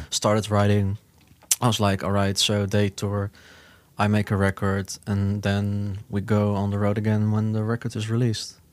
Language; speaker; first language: English; non-native, fluent; Dutch